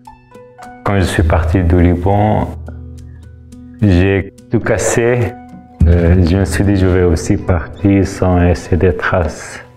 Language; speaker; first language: French; non-native, fluent; Arabic